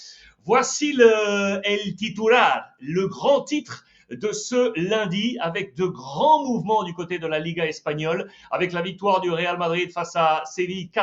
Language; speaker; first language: French; native; French